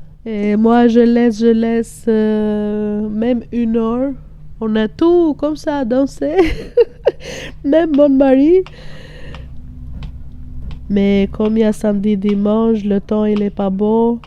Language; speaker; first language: French; non-native, learner; Albanian